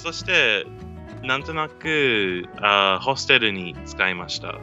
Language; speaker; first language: Japanese; non-native, learner; English